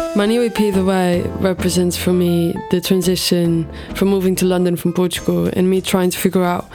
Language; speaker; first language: English; non-native, fluent; Portuguese